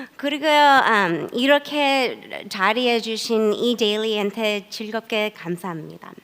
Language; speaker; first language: Korean; early bilingual, heritage; Korean